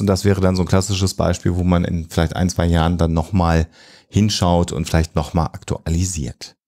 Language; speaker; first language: German; native; German